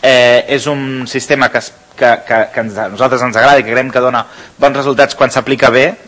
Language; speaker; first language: Catalan; native; Catalan